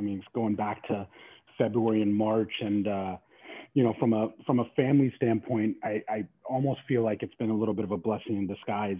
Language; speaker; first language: English; native; English